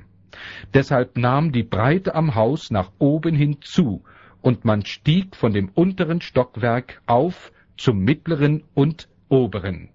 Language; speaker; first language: German; native; German